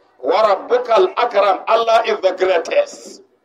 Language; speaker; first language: English; non-native, local second language; Hausa